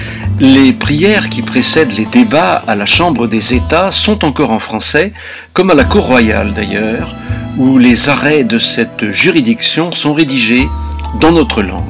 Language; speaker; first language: French; native; French